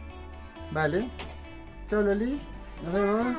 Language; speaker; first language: Spanish; native; Spanish